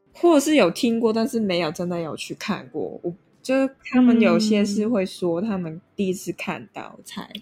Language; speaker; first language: Chinese; non-native, local second language; Cantonese